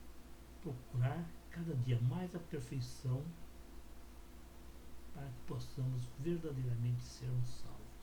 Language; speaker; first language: Portuguese; native; Portuguese